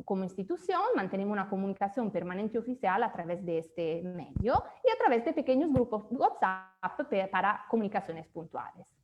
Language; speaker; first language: Spanish; native; Spanish